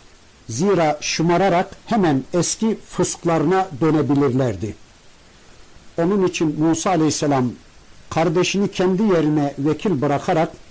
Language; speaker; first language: Turkish; native; Turkish